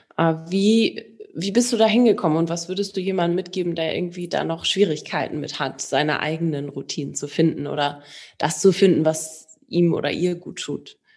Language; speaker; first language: German; native; German